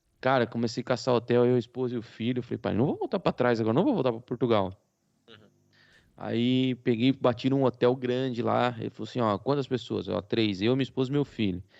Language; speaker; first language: Portuguese; native; Portuguese